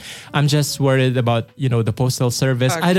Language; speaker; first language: English; non-native, local second language; Filipino